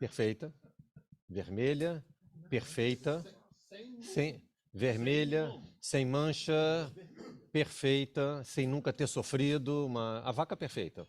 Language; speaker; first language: Portuguese; native; Portuguese